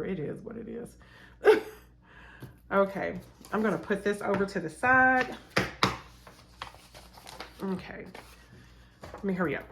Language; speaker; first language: English; native; English